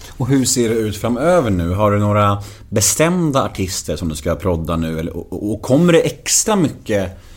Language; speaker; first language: Swedish; native; Swedish